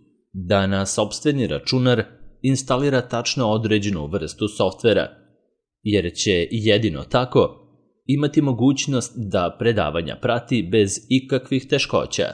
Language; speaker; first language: Serbian; native; Serbian